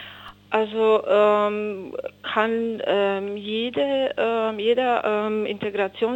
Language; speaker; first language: German; non-native, fluent; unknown